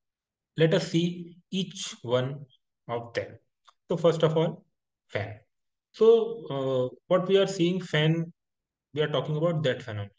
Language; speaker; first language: English; non-native, local second language; Hindi